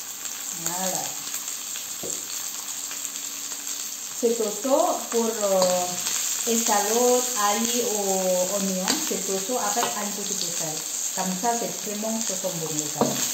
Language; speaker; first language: French; non-native, learner; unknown